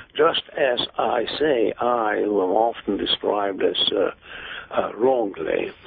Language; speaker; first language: English; non-native, fluent; Hungarian